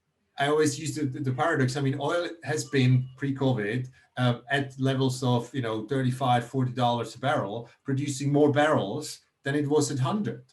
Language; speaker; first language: English; non-native, fluent; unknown